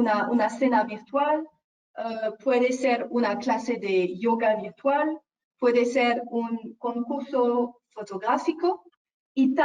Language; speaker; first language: Spanish; non-native, fluent; French